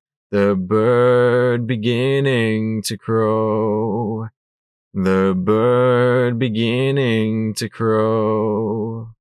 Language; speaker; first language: English; native; English